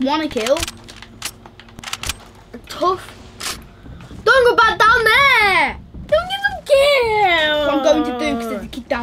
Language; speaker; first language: English; native; English